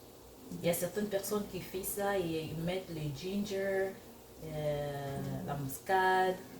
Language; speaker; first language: French; non-native, local second language; Lingala